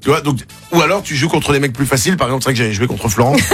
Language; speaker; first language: French; native; French